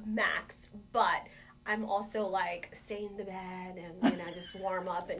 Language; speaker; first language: English; non-native, local second language; Malayalam